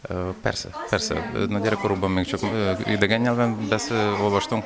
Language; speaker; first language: Hungarian; non-native, learner; Ukrainian